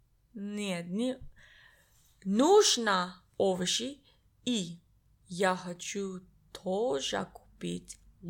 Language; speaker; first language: Russian; non-native, learner; English